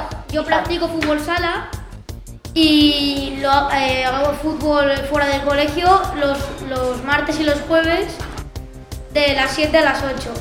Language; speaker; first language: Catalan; non-native, local second language; Spanish